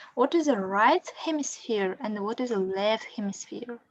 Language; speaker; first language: English; non-native, fluent; Kazakh